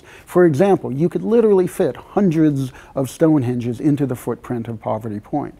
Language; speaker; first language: English; native; English